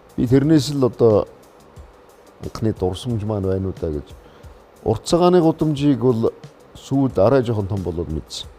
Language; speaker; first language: Mongolian; native; Mongolian